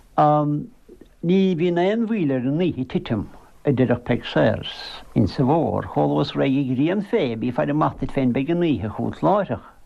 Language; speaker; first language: Irish; native; Irish